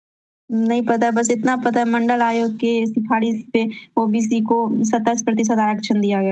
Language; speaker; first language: Hindi; native; Hindi